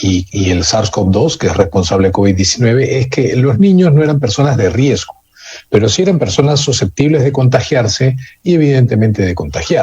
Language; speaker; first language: Spanish; native; Spanish